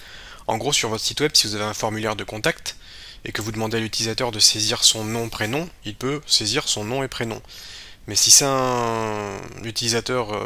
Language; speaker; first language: French; native; French